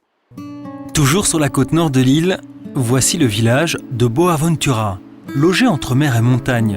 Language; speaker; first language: French; native; French